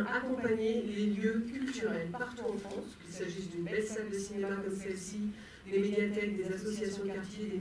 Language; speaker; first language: French; native; French